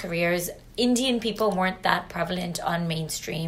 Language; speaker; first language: English; native; English